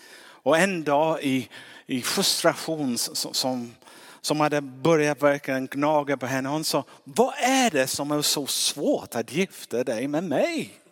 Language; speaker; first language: Swedish; non-native, fluent; English